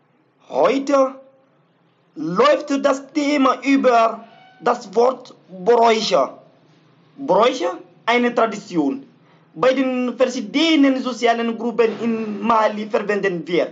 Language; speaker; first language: German; non-native, learner; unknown